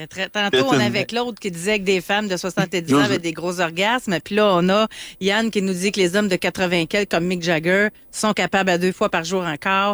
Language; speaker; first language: French; native; French